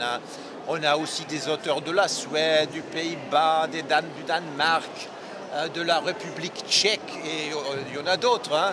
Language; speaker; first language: French; non-native, fluent; German